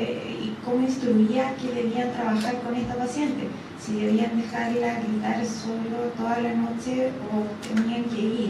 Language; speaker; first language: Spanish; native; Spanish